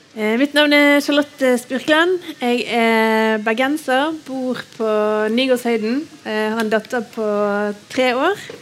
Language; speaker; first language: Norwegian; native; Norwegian